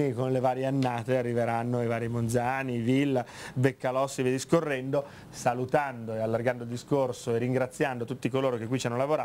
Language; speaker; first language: Italian; native; Italian